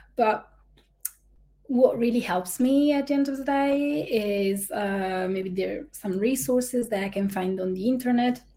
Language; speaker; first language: English; non-native, fluent; Italian